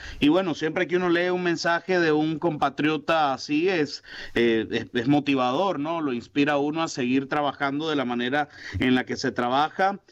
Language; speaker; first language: Spanish; native; Spanish